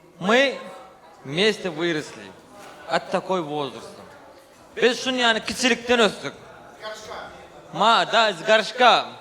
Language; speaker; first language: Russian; non-native, learner; Turkmen